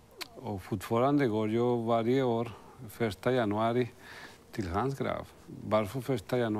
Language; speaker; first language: Swedish; non-native, fluent; Spanish